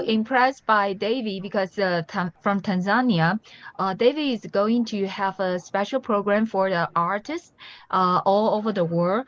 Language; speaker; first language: English; non-native, learner; Chinese